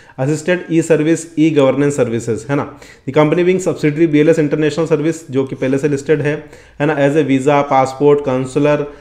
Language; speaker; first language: Hindi; native; Hindi